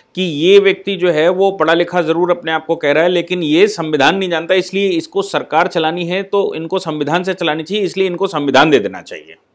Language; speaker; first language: Hindi; native; Hindi